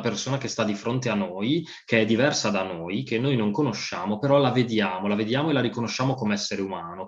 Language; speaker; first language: Italian; native; Italian